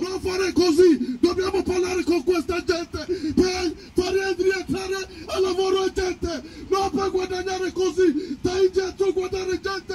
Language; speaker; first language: Italian; non-native, learner; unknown